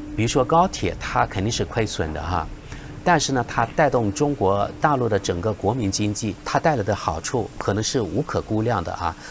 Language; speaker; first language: Chinese; native; Chinese